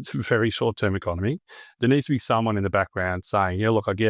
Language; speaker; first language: English; native; English